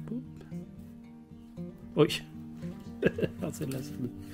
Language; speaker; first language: Swedish; native; Swedish